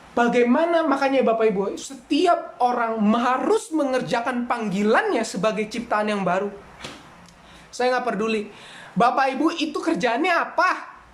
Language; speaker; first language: Indonesian; native; Indonesian